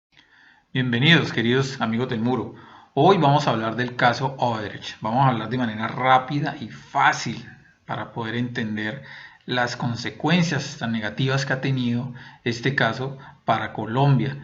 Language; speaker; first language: Spanish; native; Spanish